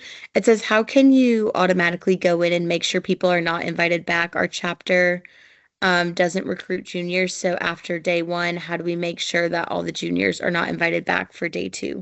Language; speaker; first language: English; native; English